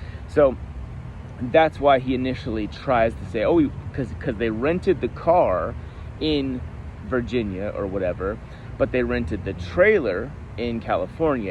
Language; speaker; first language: English; native; English